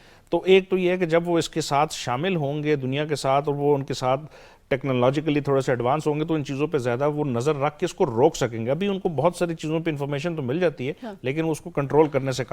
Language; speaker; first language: Urdu; native; Urdu